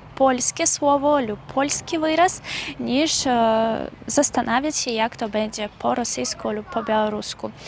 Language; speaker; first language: Polish; non-native, fluent; Russian